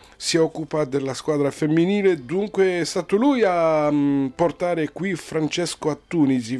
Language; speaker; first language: Italian; non-native, fluent; Arabic